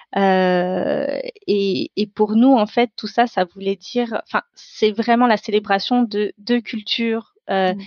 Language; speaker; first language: French; non-native, local second language; Tamil